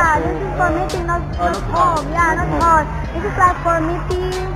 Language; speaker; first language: English; non-native, learner; Indonesian